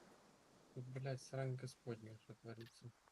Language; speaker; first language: Russian; native; Russian